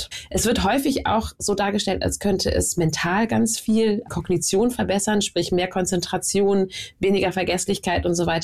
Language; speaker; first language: German; native; German